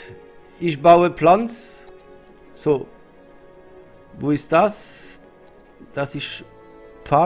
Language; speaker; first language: German; non-native, learner; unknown